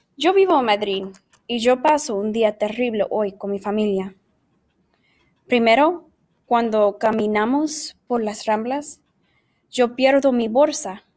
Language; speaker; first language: Spanish; non-native, learner; English